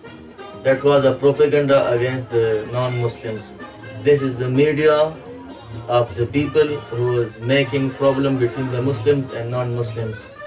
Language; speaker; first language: English; non-native, learner; Pashto